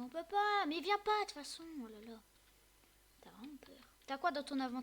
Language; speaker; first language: French; native; French